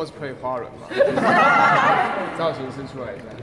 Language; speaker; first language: Chinese; native; Chinese